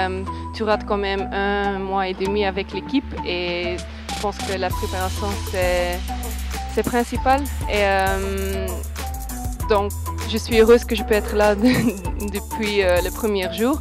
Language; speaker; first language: French; non-native, local second language; Dutch